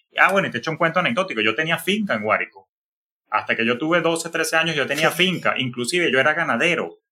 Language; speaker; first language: Spanish; native; Spanish